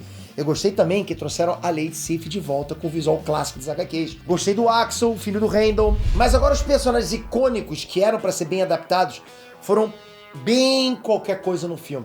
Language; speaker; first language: Portuguese; native; Portuguese